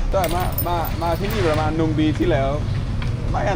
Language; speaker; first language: Thai; non-native, learner; English